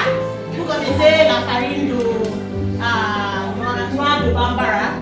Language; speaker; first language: French; non-native, learner; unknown